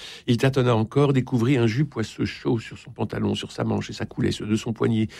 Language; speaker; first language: French; native; French